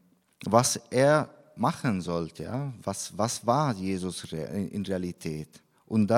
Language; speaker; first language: German; non-native, fluent; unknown